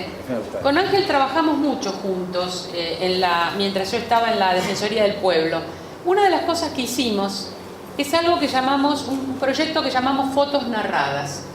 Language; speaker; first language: Spanish; native; Spanish